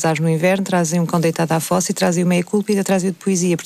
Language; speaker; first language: Portuguese; native; Portuguese